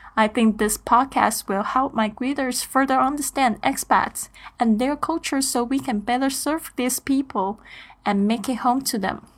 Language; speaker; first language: English; non-native, fluent; Chinese